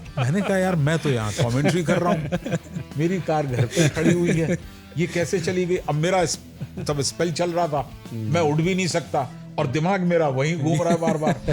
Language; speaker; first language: Hindi; non-native, local second language; Bangla